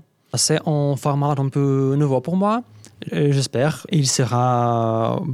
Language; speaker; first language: French; non-native, learner; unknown